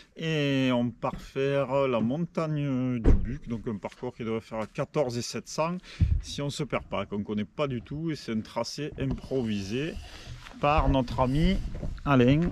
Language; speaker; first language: French; native; French